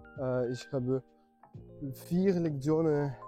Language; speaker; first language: German; non-native, learner; French